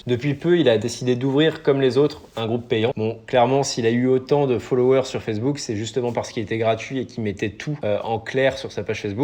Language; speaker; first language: French; native; French